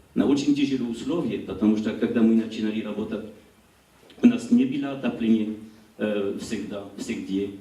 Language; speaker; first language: Russian; non-native, learner; French